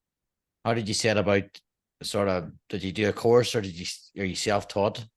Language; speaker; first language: English; native; English